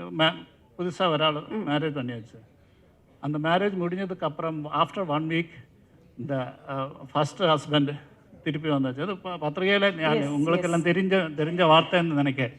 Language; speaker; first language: Tamil; non-native, learner; Malayalam